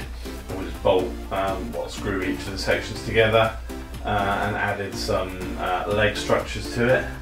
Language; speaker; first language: English; native; English